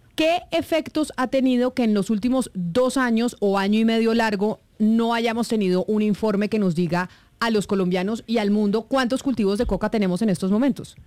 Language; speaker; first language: Spanish; native; Spanish